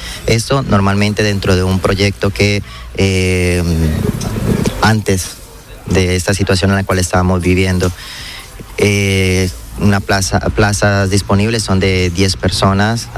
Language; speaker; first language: Spanish; native; Spanish